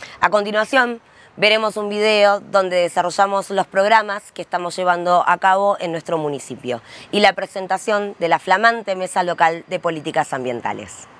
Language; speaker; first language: Spanish; native; Spanish